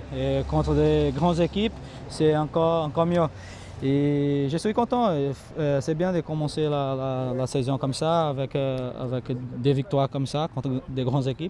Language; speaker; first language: French; non-native, learner; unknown